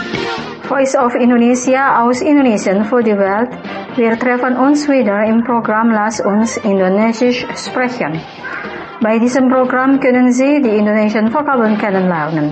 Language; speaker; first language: German; non-native, fluent; Indonesian